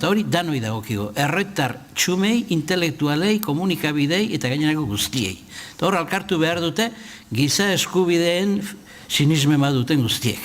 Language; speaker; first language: Basque; native; Basque